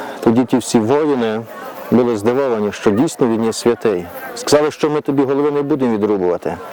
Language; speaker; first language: Ukrainian; native; Ukrainian